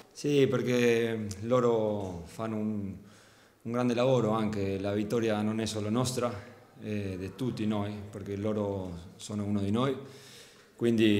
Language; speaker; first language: Italian; non-native, fluent; Spanish